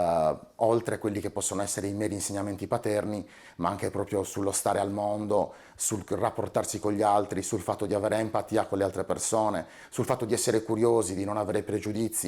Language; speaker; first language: Italian; native; Italian